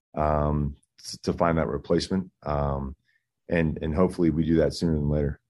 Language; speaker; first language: English; early bilingual, other home language; Spanish